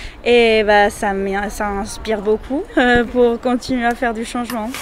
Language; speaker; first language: French; non-native, fluent; Spanish